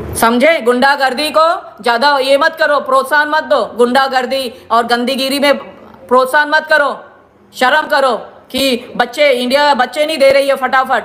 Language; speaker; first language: Hindi; non-native, local second language; Gujarati